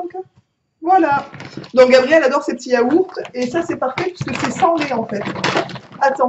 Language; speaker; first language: French; native; French